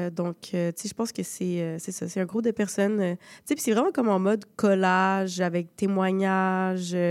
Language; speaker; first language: French; early bilingual, other home language; Spanish